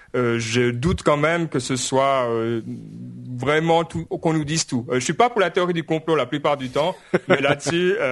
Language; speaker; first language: French; native; French